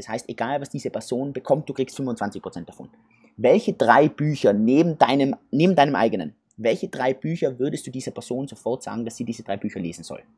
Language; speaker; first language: German; native; German